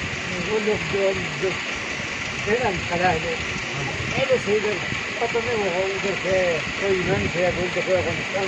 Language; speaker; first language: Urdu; non-native, local second language; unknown